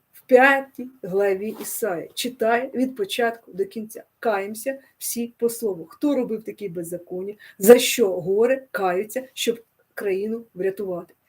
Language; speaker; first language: Ukrainian; non-native, local second language; Russian